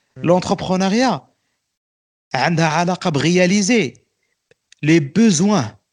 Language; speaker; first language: French; non-native, local second language; Arabic